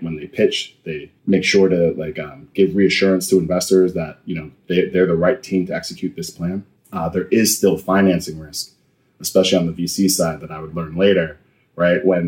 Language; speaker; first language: English; native; English